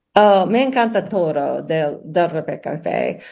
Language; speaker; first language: Spanish; non-native, learner; English